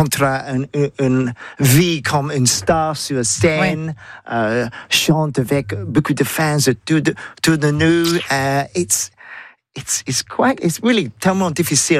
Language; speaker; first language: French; non-native, learner; English